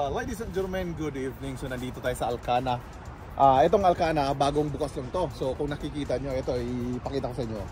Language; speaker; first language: Filipino; non-native, local second language; Cebuano